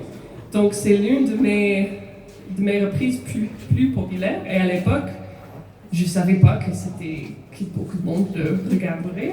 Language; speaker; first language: French; non-native, fluent; English